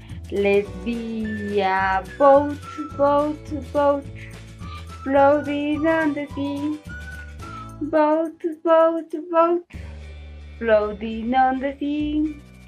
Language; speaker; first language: English; non-native, fluent; Spanish